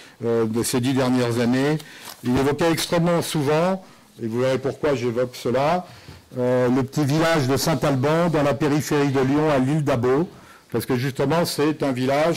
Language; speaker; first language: French; native; French